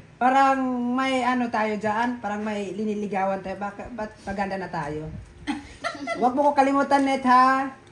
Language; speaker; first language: Filipino; native; Filipino